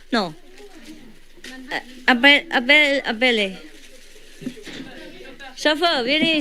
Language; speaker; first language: French; non-native, learner; Vietnamese